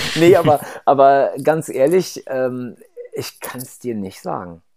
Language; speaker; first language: German; native; German